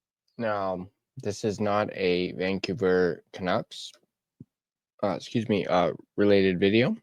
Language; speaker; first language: English; native; English